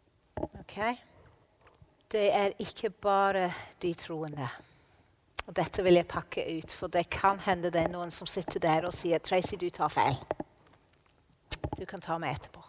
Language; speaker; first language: Norwegian; non-native, fluent; English